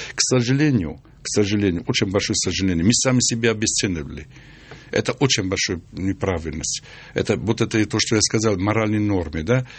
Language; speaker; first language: Russian; non-native, local second language; Armenian